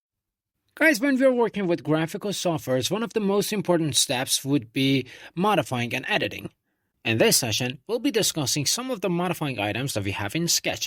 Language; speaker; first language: English; non-native, fluent; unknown